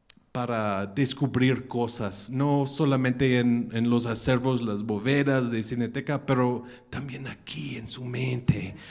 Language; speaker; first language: Spanish; non-native, fluent; English